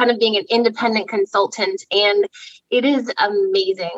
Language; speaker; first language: English; native; English